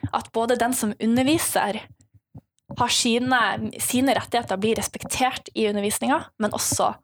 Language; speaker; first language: Norwegian; native; Norwegian